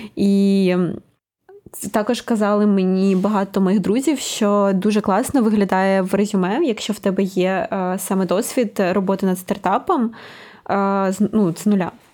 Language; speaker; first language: Ukrainian; native; Ukrainian